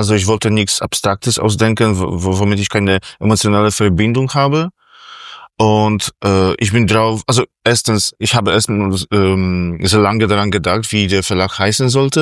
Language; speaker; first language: German; non-native, fluent; Polish